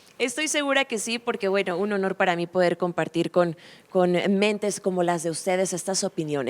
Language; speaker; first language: Spanish; native; Spanish